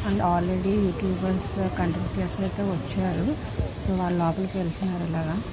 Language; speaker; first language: Telugu; native; Telugu